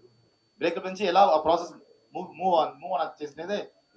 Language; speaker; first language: Telugu; non-native, local second language; Tamil